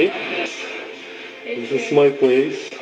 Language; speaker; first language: English; non-native, learner; Russian